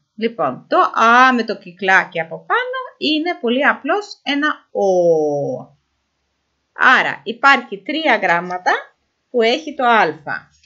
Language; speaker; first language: Greek; non-native, fluent; Norwegian